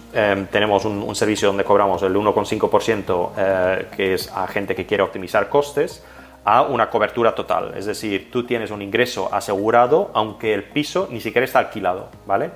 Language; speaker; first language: Spanish; non-native, fluent; Dutch